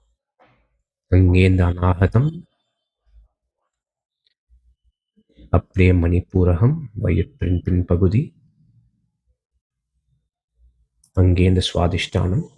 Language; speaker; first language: Tamil; native; Tamil